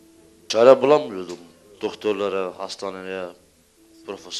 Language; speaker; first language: Turkish; early bilingual, heritage; Turkish